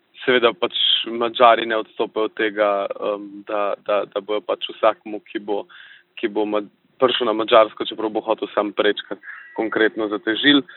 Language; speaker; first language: Slovenian; native; Slovenian